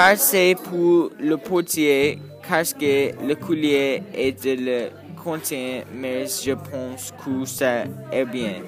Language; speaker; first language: French; non-native, learner; English